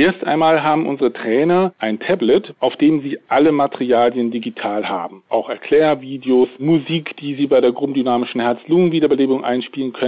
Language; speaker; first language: German; native; German